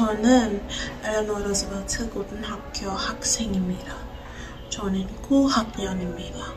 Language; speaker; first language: Korean; non-native, learner; English